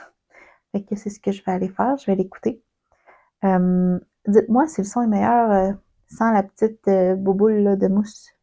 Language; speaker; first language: French; native; French